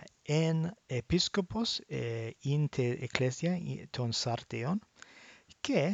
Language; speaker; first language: Greek; non-native, learner; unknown